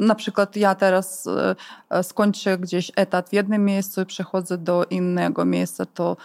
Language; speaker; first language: Polish; non-native, fluent; Ukrainian